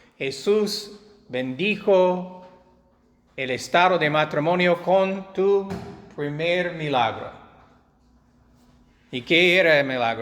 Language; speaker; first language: Spanish; non-native, fluent; English